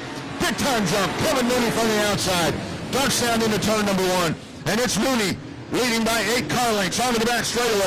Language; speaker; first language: English; native; English